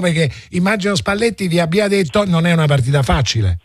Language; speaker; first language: Italian; native; Italian